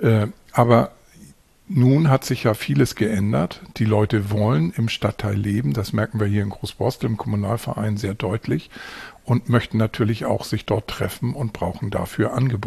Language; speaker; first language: German; native; German